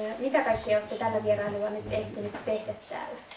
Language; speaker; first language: Finnish; native; Finnish